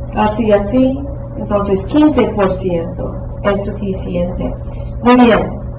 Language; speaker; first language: Spanish; non-native, fluent; English